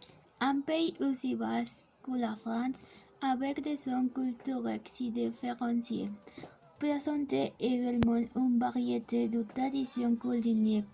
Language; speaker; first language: French; non-native, learner; Spanish